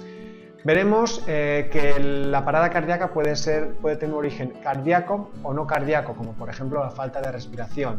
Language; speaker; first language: Spanish; native; Spanish